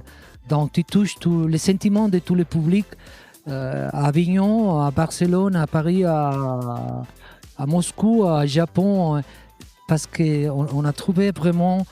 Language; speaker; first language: French; non-native, fluent; Catalan